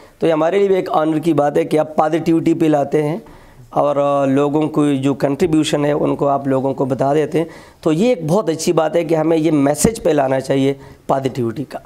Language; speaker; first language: Urdu; non-native, local second language; Pashto